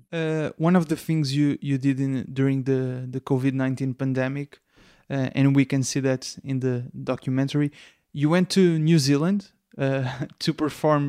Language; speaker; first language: English; non-native, fluent; Portuguese